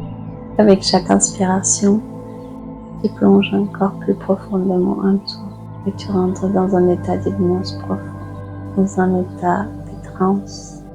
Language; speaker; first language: French; native; French